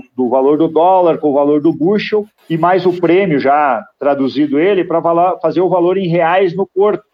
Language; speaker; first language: Portuguese; native; Portuguese